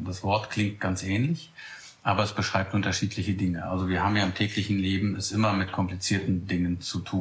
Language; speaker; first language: German; native; German